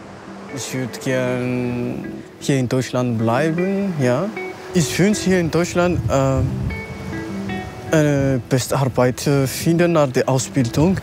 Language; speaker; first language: German; non-native, learner; Malagasy